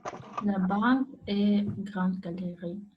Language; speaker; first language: French; non-native, learner; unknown